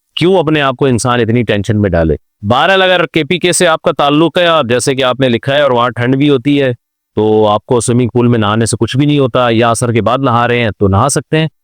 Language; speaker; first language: Urdu; native; Urdu